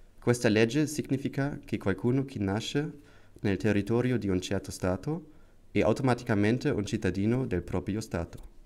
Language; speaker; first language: Italian; non-native, learner; German